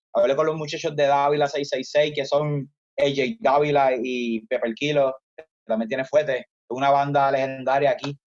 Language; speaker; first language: Spanish; native; Spanish